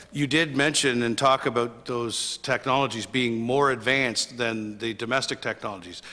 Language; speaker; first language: English; native; English